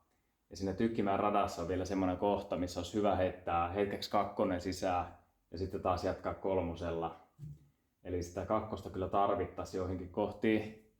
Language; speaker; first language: Finnish; native; Finnish